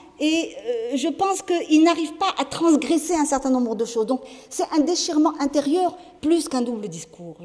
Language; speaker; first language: French; non-native, local second language; Arabic